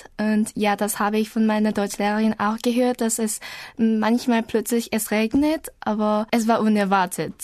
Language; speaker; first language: German; non-native, learner; Korean